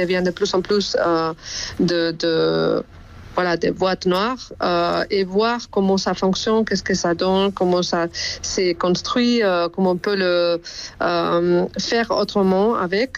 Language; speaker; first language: French; non-native, fluent; Spanish